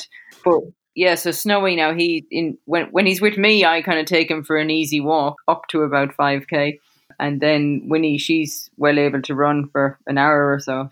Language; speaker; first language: English; native; English